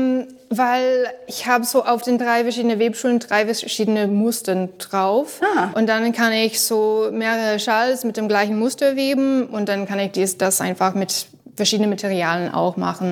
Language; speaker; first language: German; non-native, learner; English